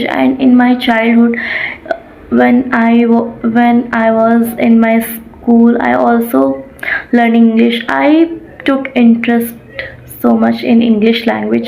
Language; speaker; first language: English; non-native, learner; Odia